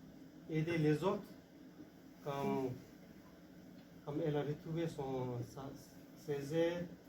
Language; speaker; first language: French; non-native, learner; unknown